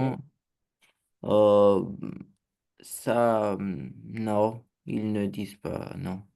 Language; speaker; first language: French; non-native, learner; Romanian